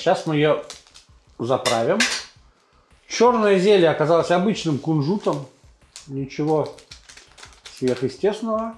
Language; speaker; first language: Russian; native; Russian